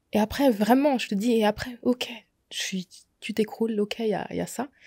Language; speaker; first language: French; native; French